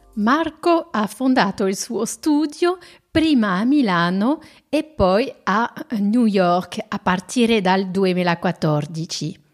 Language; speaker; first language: Italian; non-native, fluent; French